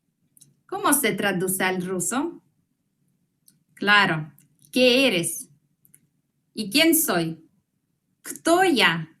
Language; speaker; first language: Spanish; non-native, fluent; Russian